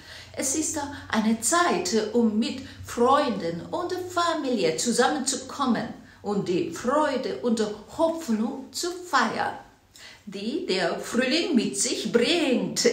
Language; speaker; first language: German; non-native, fluent; Korean